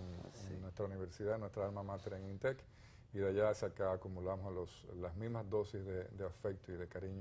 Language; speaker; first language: Spanish; native; Spanish